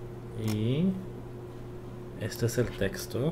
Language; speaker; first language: Spanish; non-native, fluent; Korean